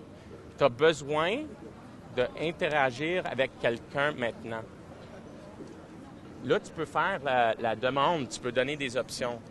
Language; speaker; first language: French; non-native, local second language; English